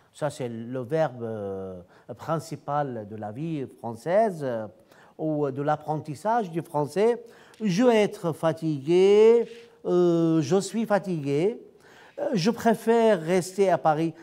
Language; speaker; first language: French; non-native, fluent; Arabic